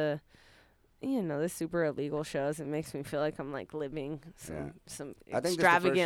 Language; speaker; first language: English; native; English